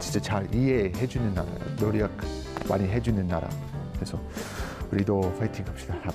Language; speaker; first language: Korean; non-native, fluent; English